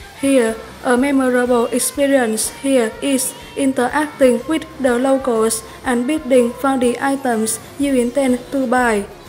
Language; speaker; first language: English; non-native, fluent; Vietnamese